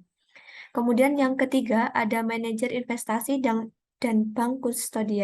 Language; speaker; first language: Indonesian; native; Indonesian